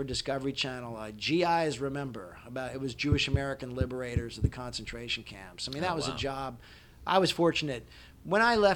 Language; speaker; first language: English; native; English